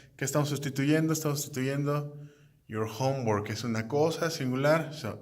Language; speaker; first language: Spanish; native; Spanish